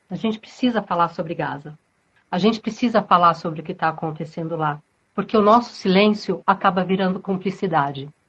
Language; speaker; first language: Portuguese; native; Portuguese